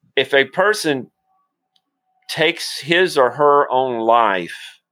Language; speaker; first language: English; native; English